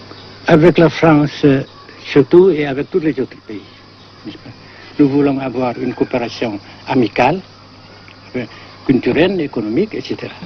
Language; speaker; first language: French; non-native, local second language; Vietnamese